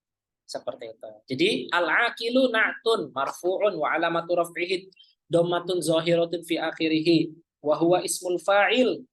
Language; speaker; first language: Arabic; non-native, fluent; Indonesian